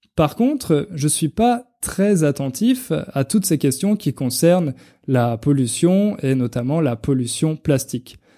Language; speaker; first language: French; native; French